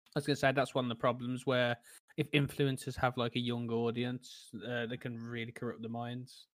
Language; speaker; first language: English; native; English